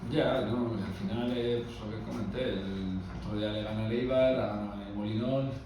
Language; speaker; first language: Spanish; non-native, local second language; Basque